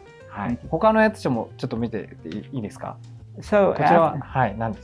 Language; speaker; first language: Japanese; native; Japanese